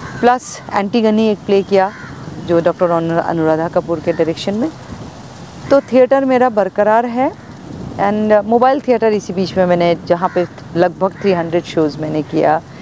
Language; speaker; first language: Hindi; non-native, local second language; Bangla